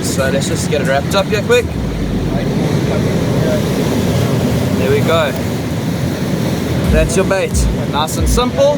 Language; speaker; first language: English; native; English